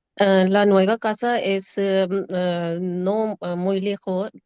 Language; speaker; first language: Spanish; non-native, learner; Urdu